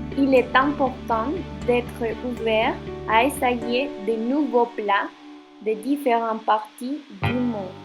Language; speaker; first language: French; non-native, learner; Spanish